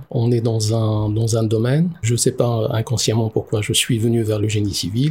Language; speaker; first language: French; non-native, local second language; Arabic